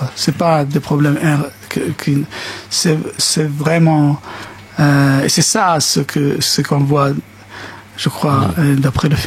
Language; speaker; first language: French; non-native, fluent; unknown